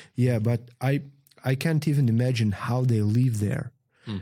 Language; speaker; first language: English; non-native, fluent; Ukrainian